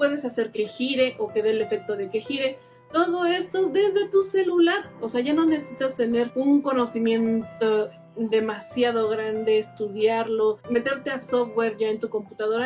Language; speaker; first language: Spanish; native; Spanish